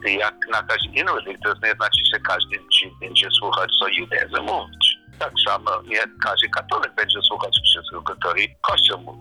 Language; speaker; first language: Polish; non-native, learner; English